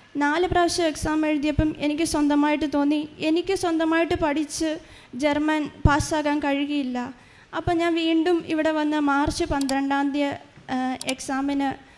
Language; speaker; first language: Malayalam; native; Malayalam